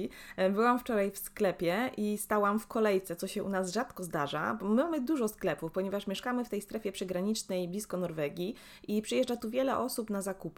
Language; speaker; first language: Polish; native; Polish